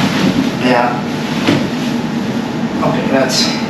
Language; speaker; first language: Italian; non-native, learner; Filipino